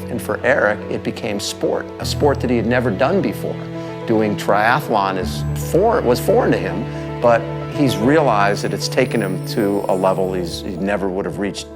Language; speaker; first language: English; native; English